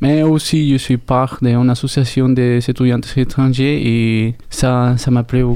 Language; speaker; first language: French; non-native, learner; Spanish